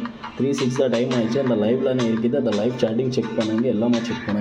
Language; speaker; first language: Tamil; non-native, learner; Kannada